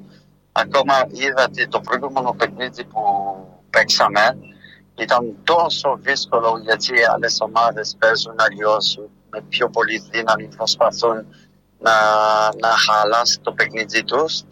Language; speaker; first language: Greek; non-native, fluent; French